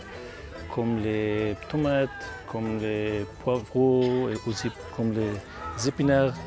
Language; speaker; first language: French; non-native, learner; Kurdish